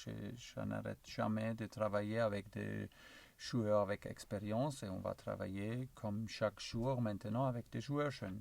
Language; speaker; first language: French; non-native, learner; German